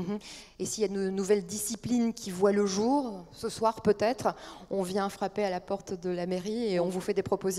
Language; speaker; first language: French; native; French